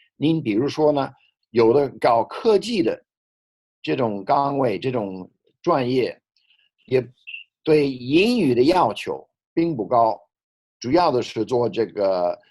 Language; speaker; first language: Chinese; non-native, fluent; English